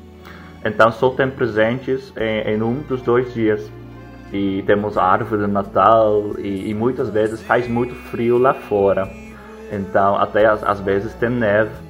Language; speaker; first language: Portuguese; non-native, fluent; Dutch